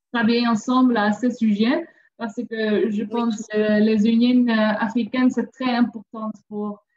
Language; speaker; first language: French; non-native, learner; Dutch